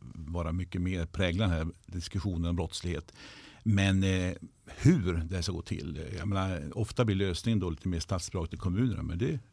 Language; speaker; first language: Swedish; native; Swedish